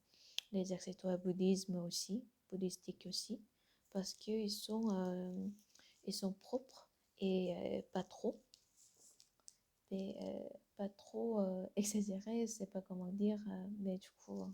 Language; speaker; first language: French; non-native, learner; Korean